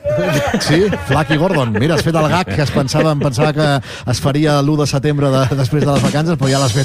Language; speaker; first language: Catalan; native; Catalan